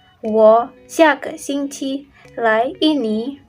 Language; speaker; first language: Chinese; non-native, learner; Indonesian